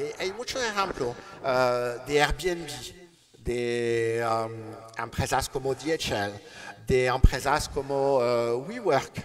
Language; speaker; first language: Spanish; non-native, learner; French